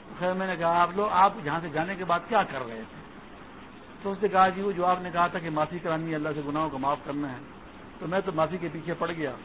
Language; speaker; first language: Urdu; non-native, local second language; Pashto